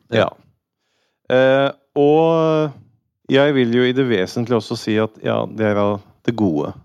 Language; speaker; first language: Norwegian; native; Norwegian